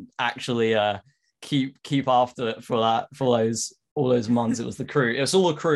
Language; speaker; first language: English; native; English